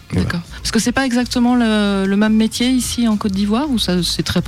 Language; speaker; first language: French; native; French